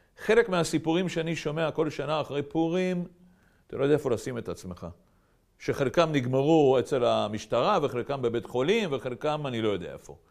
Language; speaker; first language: Hebrew; native; Hebrew